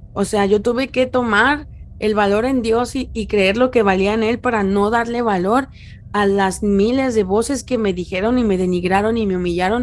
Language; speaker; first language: Spanish; native; Spanish